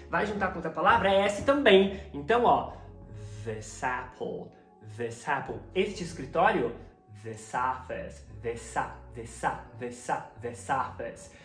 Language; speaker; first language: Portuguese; native; Portuguese